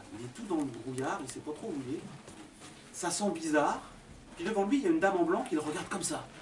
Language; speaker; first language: French; native; French